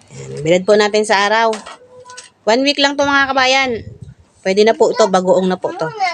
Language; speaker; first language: Filipino; native; Filipino